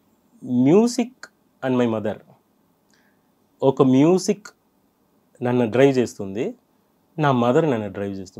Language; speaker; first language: Telugu; non-native, local second language; Tamil